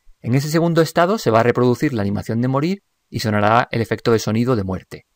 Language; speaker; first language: Spanish; native; Spanish